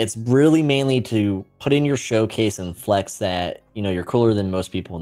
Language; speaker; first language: English; native; English